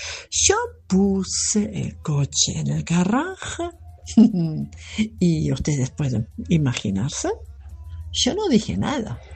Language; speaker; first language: Spanish; non-native, fluent; German